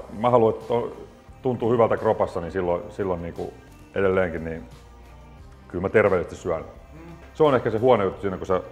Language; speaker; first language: Finnish; native; Finnish